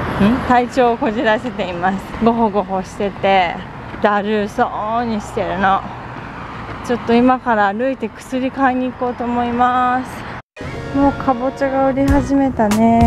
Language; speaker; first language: Japanese; native; Japanese